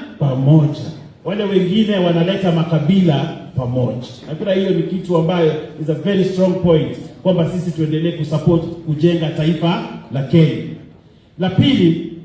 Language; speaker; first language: Swahili; non-native, local second language; Giryama